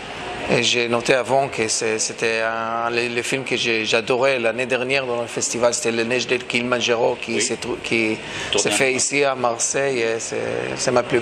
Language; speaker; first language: French; non-native, fluent; Hebrew